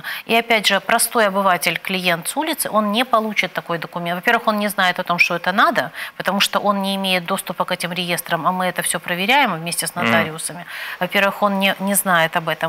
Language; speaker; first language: Russian; native; Russian